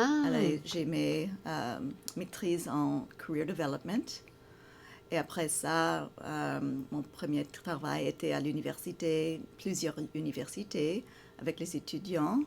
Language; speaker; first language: French; non-native, fluent; English